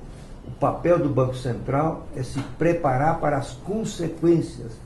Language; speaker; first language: Portuguese; native; Portuguese